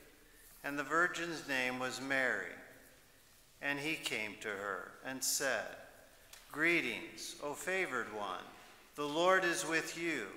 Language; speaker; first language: English; native; English